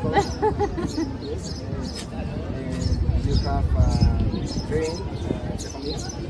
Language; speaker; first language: English; non-native, learner; Spanish